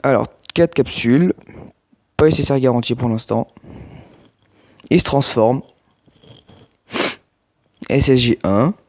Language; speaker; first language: French; native; French